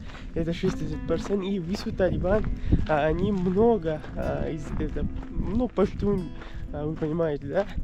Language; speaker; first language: Russian; non-native, learner; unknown